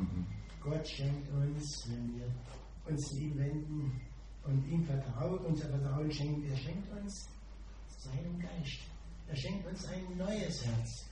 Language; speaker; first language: German; non-native, fluent; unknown